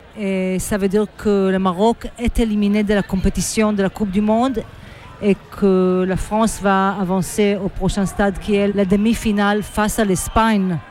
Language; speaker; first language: French; native; French